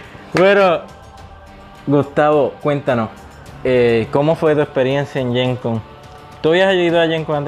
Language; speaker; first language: Spanish; native; Spanish